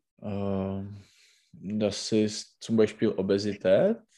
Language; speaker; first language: German; non-native, learner; Czech